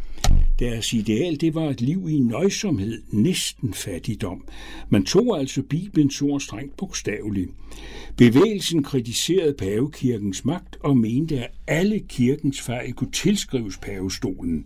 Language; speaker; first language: Danish; native; Danish